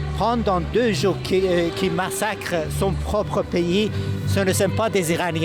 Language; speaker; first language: French; non-native, fluent; Persian